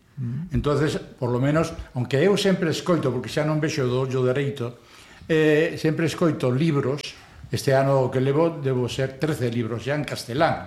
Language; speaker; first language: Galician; non-native, learner; Spanish